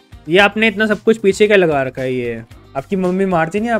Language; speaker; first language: Hindi; native; Hindi